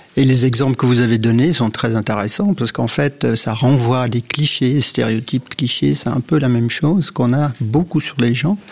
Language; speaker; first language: French; early bilingual, other home language; Dutch